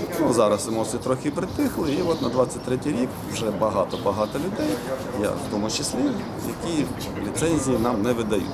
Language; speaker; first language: Ukrainian; native; Ukrainian